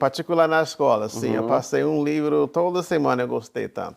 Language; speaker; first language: Portuguese; non-native, fluent; English